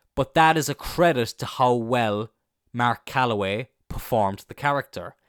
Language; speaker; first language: English; native; English